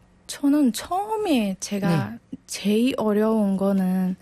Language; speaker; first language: Korean; non-native, learner; Burmese